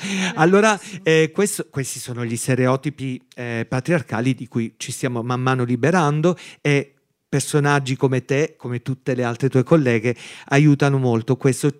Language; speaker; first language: Italian; native; Italian